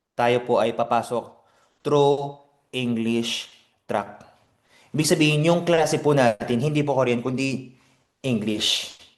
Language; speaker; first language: Filipino; non-native, fluent; Korean